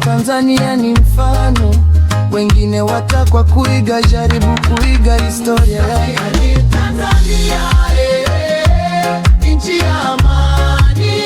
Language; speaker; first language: Swahili; native; Swahili